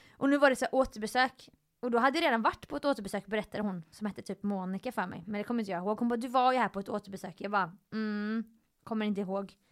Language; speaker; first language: Swedish; native; Swedish